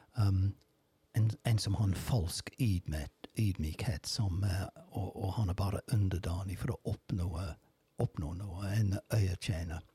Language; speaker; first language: Norwegian; non-native, fluent; English